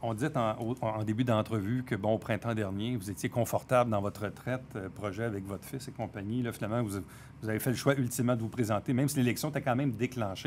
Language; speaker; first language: French; native; French